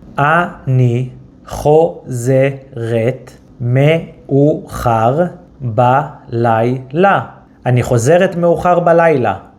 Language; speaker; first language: Hebrew; native; Hebrew